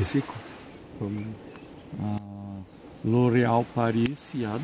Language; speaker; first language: Portuguese; native; Portuguese